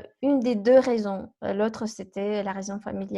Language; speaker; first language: French; non-native, fluent; Kazakh